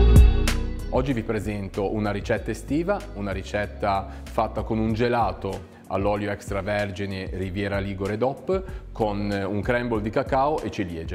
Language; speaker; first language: Italian; native; Italian